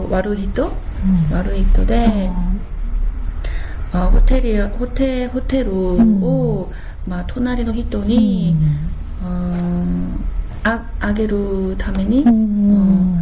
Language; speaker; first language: Japanese; non-native, learner; Korean